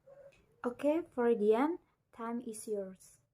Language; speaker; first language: English; non-native, learner; Indonesian